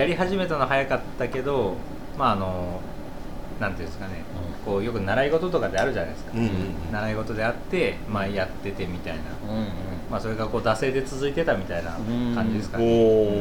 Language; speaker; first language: Japanese; native; Japanese